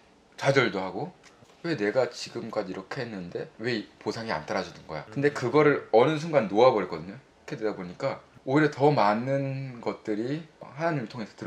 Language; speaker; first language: Korean; native; Korean